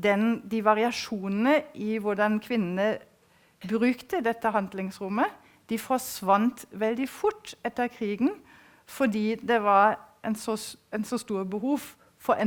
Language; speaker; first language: Norwegian; non-native, fluent; German